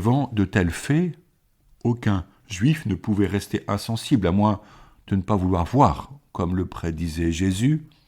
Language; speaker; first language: French; native; French